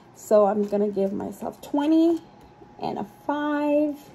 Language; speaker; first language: English; non-native, local second language; Urdu